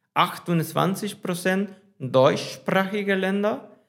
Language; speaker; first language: German; non-native, fluent; Spanish